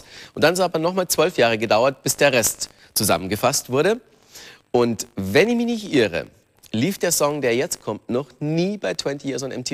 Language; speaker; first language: German; native; German